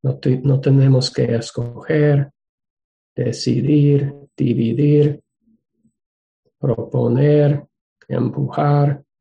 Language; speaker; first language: Spanish; non-native, fluent; English